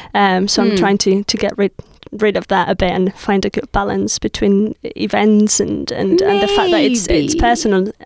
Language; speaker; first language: English; non-native, fluent; Spanish